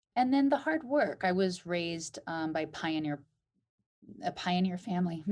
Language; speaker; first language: English; native; English